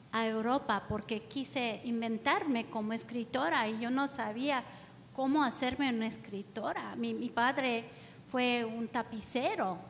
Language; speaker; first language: Spanish; early bilingual, heritage; Spanish